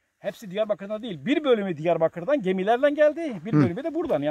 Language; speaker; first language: Turkish; non-native, local second language; Kurdish